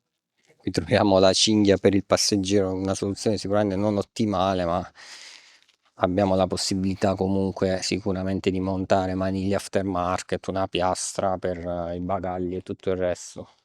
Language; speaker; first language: Italian; native; Italian